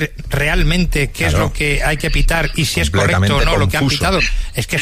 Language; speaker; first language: Spanish; native; Spanish